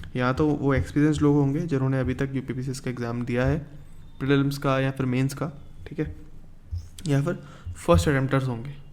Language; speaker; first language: Hindi; native; Hindi